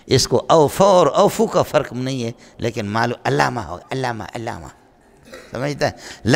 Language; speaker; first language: Urdu; non-native, local second language; Brahui